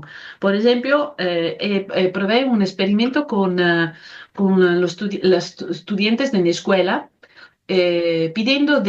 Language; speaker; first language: Spanish; non-native, fluent; Italian